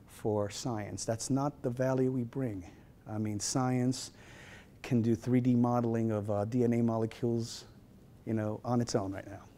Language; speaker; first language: English; native; English